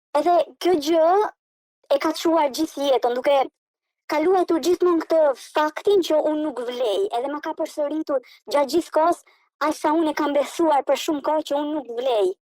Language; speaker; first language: Albanian; native; Albanian